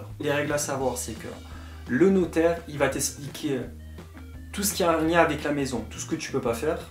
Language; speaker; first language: French; native; French